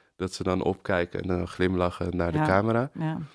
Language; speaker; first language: Dutch; native; Dutch